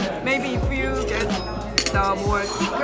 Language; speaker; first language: English; non-native, learner; Korean